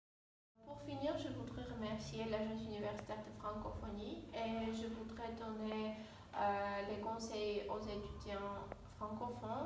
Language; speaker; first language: French; non-native, fluent; Armenian